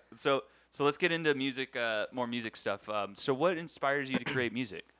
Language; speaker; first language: English; native; English